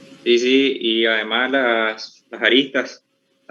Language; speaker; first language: Spanish; native; Spanish